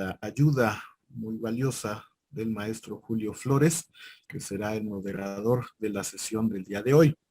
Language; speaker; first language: Spanish; native; Spanish